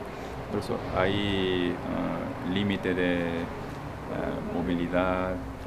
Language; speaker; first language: Spanish; non-native, fluent; Korean